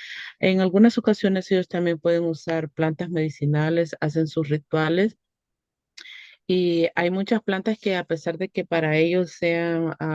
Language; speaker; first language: Spanish; native; Spanish